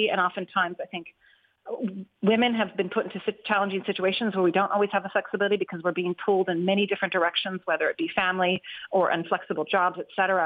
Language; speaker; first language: English; native; English